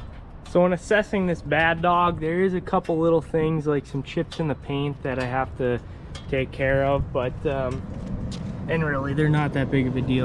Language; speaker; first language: English; native; English